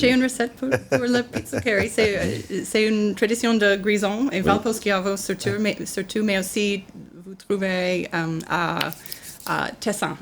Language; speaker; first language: French; non-native, learner; English